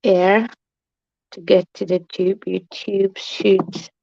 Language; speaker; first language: English; non-native, fluent; Polish